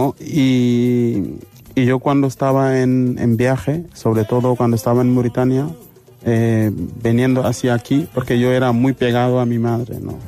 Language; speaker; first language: Spanish; non-native, fluent; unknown